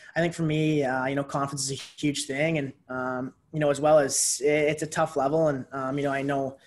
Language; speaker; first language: English; native; English